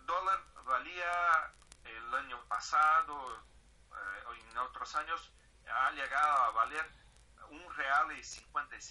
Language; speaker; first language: Spanish; non-native, fluent; Portuguese